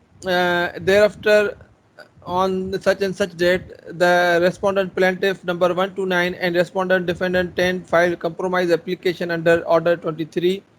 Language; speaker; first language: English; non-native, local second language; Urdu